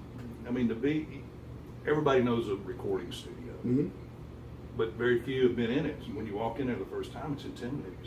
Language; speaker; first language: English; native; English